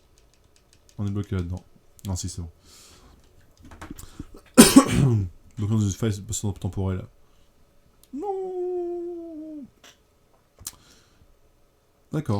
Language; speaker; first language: French; native; French